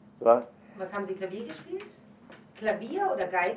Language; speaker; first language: German; native; German